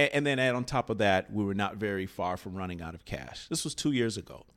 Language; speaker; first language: English; native; English